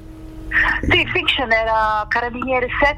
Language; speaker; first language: Italian; non-native, fluent; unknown